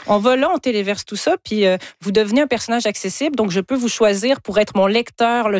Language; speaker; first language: French; native; French